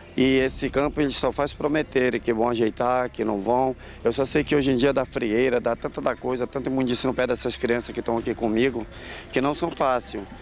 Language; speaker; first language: Portuguese; native; Portuguese